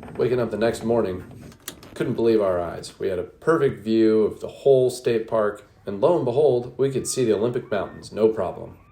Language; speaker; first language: English; native; English